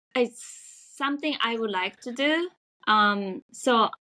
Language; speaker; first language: English; non-native, fluent; Japanese